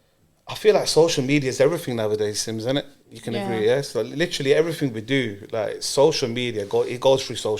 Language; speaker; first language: English; native; English